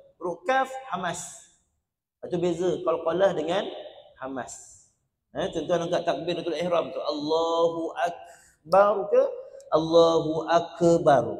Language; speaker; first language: Malay; native; Malay